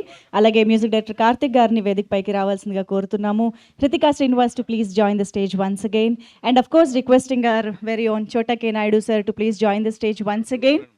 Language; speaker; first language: Telugu; native; Telugu